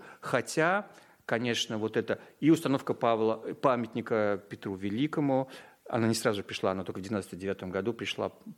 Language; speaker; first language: Russian; native; Russian